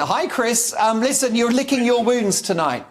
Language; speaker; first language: English; native; English